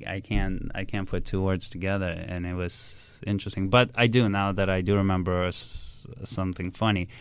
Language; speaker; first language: English; early bilingual, other home language; Russian